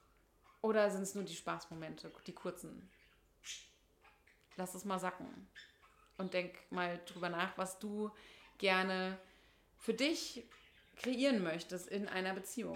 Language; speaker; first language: German; native; German